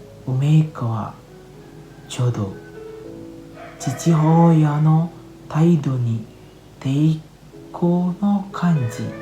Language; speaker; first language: Japanese; non-native, learner; Indonesian